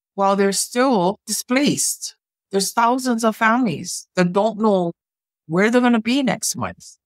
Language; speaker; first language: English; native; English